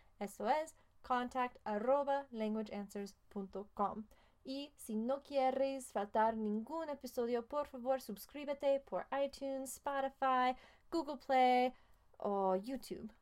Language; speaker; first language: Spanish; non-native, fluent; English